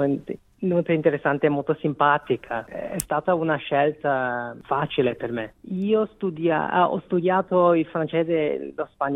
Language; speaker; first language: Italian; non-native, fluent; Korean